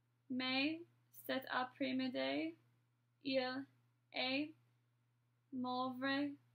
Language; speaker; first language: French; non-native, learner; English